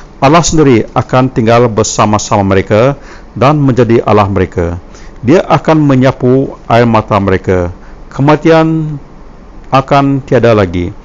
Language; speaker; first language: Malay; non-native, local second language; Iban